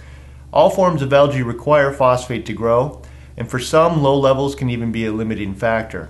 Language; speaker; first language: English; native; English